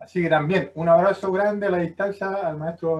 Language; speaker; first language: Spanish; native; Spanish